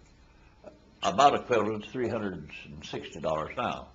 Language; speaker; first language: English; native; English